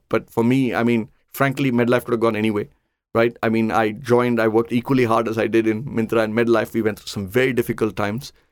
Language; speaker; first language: English; non-native, local second language; Tamil